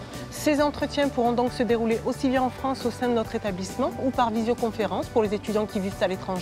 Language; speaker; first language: French; native; French